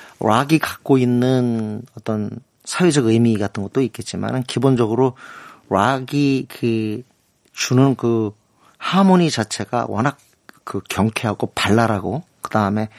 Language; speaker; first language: Korean; native; Korean